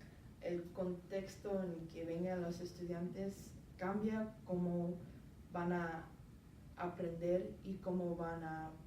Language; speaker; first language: Spanish; non-native, learner; English